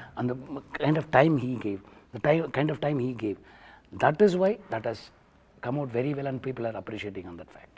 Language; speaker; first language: English; non-native, local second language; Tamil